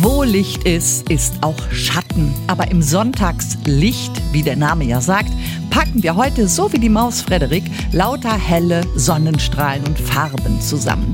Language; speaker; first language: German; native; German